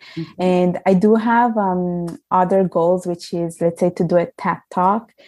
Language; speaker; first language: English; non-native, fluent; Italian